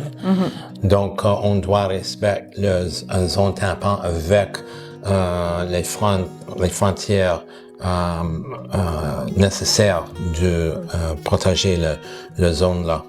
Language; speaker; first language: French; non-native, local second language; English